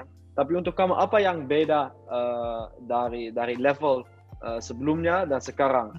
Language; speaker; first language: Indonesian; non-native, learner; Dutch